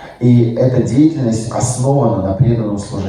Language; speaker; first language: Russian; native; Russian